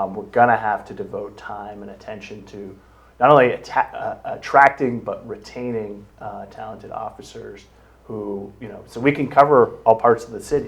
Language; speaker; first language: English; native; English